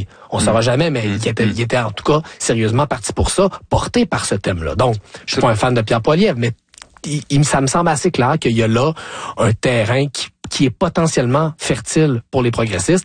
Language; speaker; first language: French; native; French